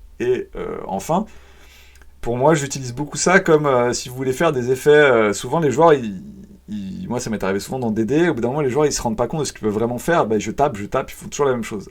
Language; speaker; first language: French; native; French